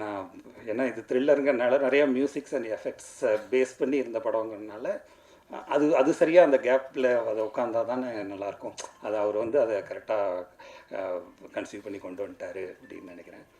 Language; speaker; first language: Tamil; native; Tamil